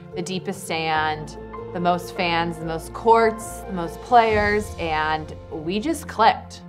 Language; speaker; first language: English; native; English